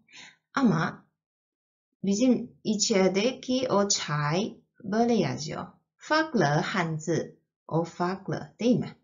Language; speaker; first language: Turkish; non-native, fluent; Chinese